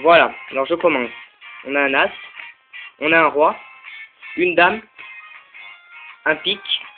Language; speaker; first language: French; native; French